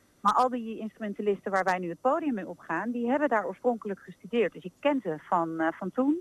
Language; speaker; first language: Dutch; early bilingual, other home language; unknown